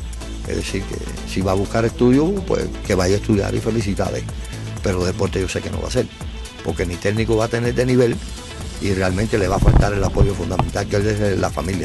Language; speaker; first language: Spanish; native; Spanish